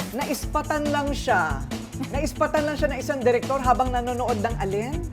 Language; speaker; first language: Filipino; native; Filipino